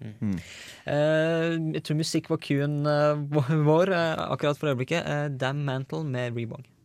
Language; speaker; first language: Norwegian; native; Norwegian